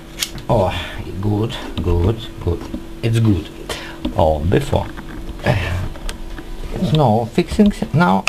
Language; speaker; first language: English; non-native, learner; Russian